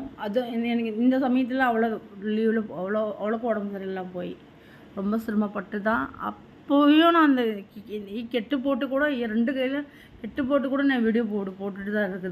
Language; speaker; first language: Tamil; non-native, learner; Malayalam